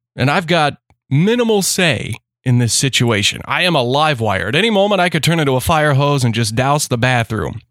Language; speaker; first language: English; native; English